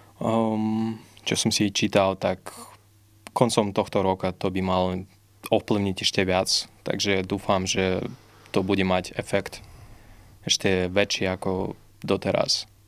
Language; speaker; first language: Slovak; non-native, fluent; Russian